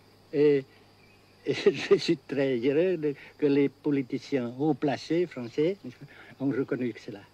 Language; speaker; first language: French; non-native, fluent; Vietnamese